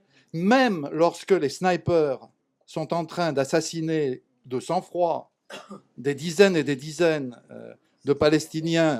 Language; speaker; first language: French; native; French